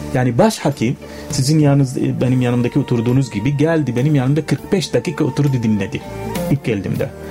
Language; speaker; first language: Turkish; non-native, fluent; Arabic